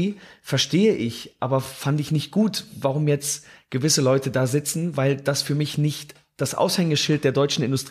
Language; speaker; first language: German; native; German